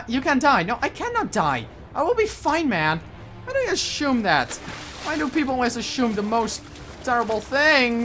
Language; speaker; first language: English; native; English